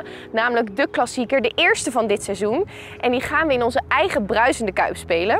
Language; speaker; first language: Dutch; native; Dutch